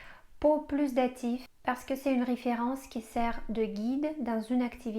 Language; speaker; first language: French; non-native, fluent; Russian